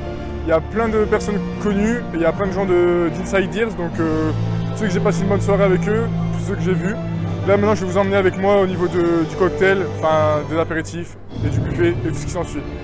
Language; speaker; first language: French; native; French